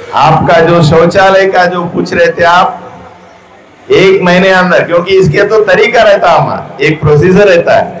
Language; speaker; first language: Hindi; non-native, local second language; Telugu